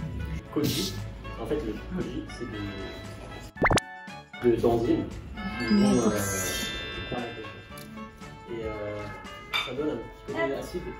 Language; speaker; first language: French; native; French